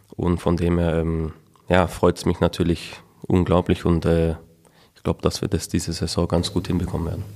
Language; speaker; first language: German; native; German